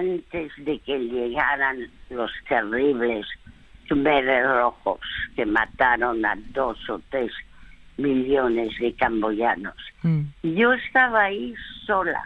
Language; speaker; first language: Spanish; early bilingual, other home language; French